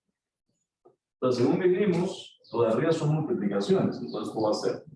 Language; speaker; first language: Spanish; native; Spanish